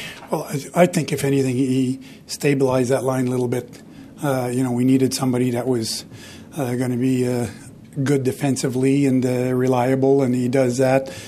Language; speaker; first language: English; non-native, fluent; French